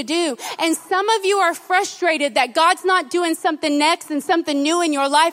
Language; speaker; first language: English; native; English